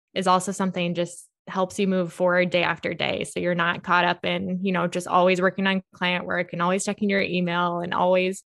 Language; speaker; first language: English; native; English